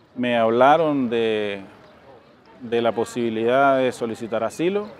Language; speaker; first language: Spanish; native; Spanish